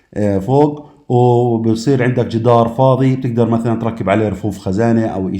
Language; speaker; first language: Arabic; native; Arabic